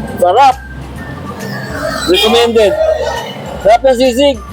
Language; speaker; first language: Filipino; native; Filipino